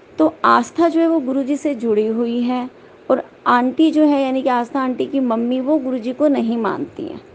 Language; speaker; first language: Hindi; native; Hindi